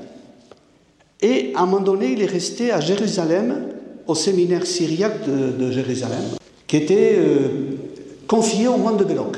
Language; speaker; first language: French; native; French